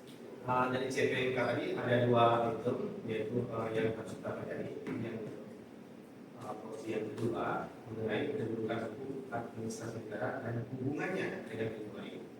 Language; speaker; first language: Indonesian; native; Indonesian